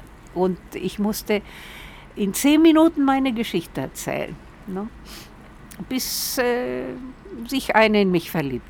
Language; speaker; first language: German; non-native, fluent; Spanish